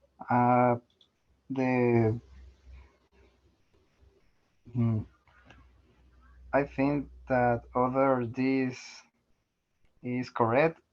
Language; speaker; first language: English; non-native, learner; Spanish